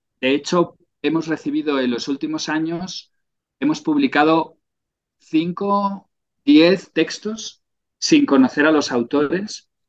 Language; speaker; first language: Spanish; native; Spanish